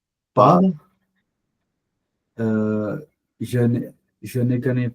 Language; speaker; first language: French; non-native, fluent; Punjabi